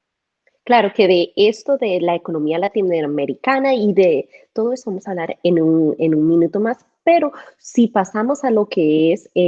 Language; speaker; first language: Spanish; native; Spanish